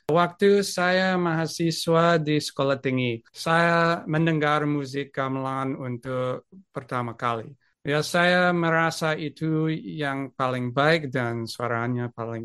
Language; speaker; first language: Indonesian; non-native, learner; English